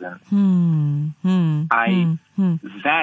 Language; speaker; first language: English; non-native, local second language; Nyanja